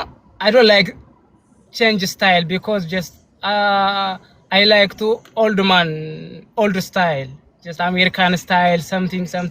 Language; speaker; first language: English; non-native, learner; Amharic